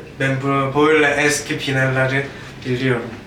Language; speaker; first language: Turkish; non-native, learner; Korean